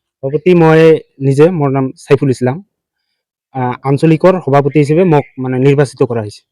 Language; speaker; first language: Assamese; non-native, local second language; Bangla